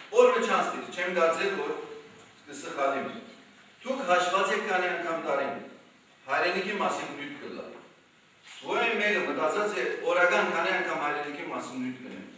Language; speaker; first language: Armenian; early bilingual, heritage; Armenian